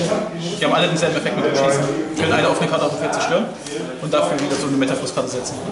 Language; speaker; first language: German; native; German